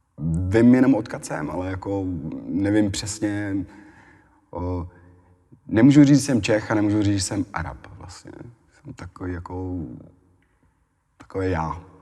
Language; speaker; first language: Czech; early bilingual, other home language; Arabic